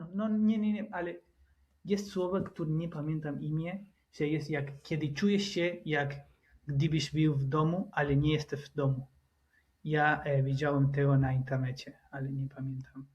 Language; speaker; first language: Polish; non-native, learner; Spanish